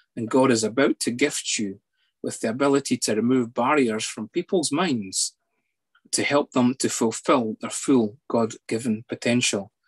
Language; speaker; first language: English; native; English